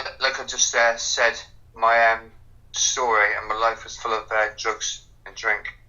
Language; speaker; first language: English; native; English